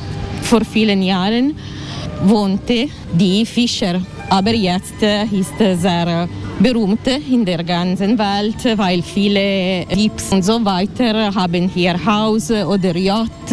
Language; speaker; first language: German; non-native, learner; Italian